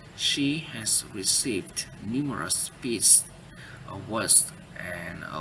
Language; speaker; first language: English; non-native, learner; Vietnamese